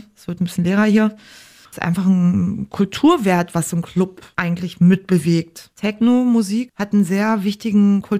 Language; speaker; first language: German; native; German